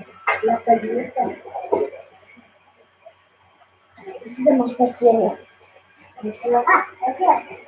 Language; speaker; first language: Spanish; early bilingual, other home language; Filipino